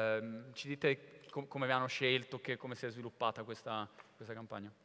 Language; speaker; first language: Italian; native; Italian